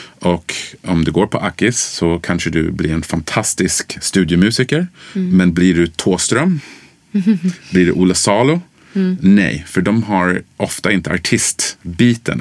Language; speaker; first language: Swedish; early bilingual, other home language; English